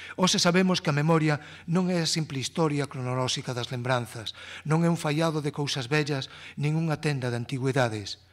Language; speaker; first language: Galician; native; Galician